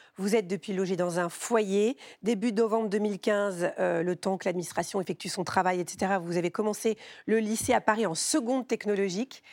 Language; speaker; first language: French; native; French